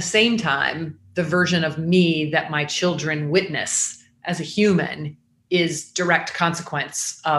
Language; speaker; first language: English; native; English